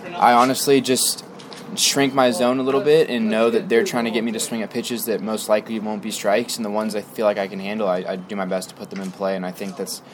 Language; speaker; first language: English; native; English